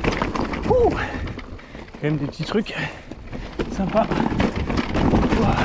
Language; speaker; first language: French; native; French